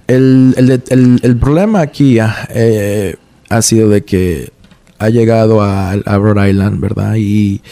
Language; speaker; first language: Spanish; early bilingual, heritage; Spanish